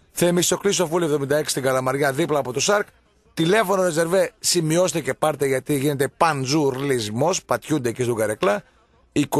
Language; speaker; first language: Greek; native; Greek